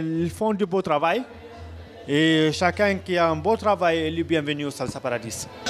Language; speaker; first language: French; non-native, fluent; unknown